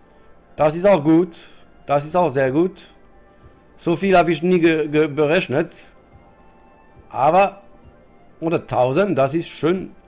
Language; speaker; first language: German; non-native, learner; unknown